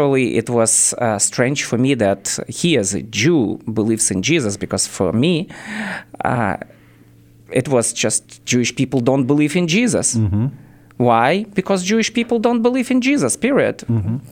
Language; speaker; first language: English; non-native, fluent; Ukrainian